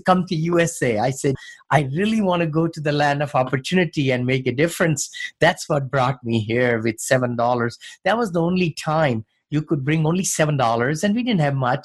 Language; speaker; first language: English; non-native, local second language; Hindi